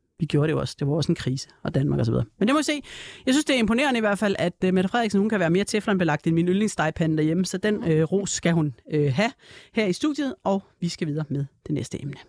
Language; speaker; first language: Danish; native; Danish